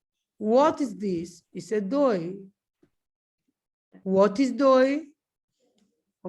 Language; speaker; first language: English; non-native, learner; Georgian